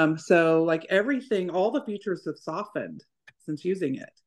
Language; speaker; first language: English; native; English